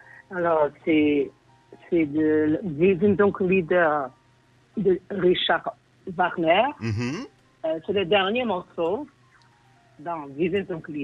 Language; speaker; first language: French; non-native, fluent; Chinese